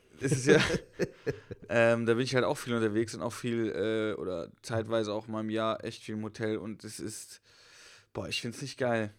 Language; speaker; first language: German; native; German